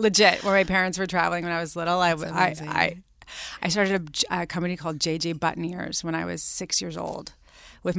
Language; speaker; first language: English; native; English